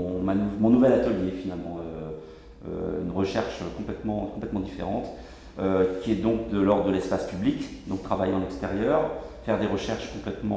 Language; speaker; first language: French; native; French